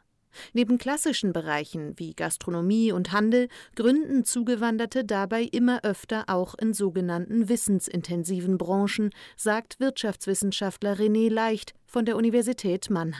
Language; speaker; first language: German; native; German